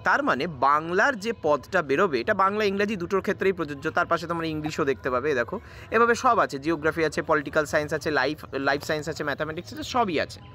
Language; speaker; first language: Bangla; native; Bangla